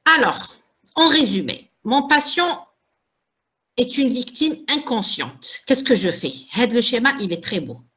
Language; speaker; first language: French; non-native, local second language; Arabic